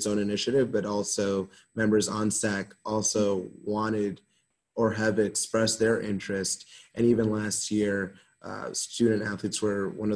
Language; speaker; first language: English; native; English